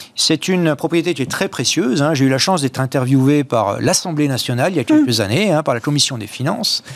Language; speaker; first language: French; native; French